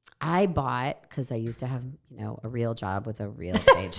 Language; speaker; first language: English; native; English